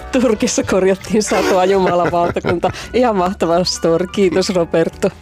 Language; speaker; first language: Finnish; native; Finnish